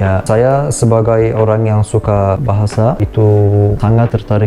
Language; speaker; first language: Indonesian; non-native, learner; Turkish